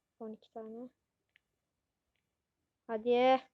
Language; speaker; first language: Turkish; native; Turkish